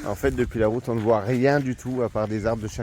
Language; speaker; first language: French; native; French